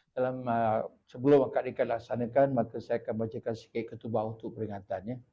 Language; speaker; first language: Malay; native; Malay